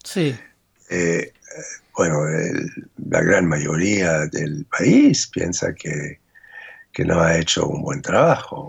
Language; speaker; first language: Spanish; non-native, fluent; English